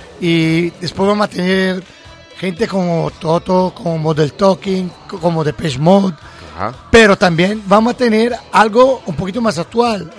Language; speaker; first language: Spanish; non-native, fluent; Italian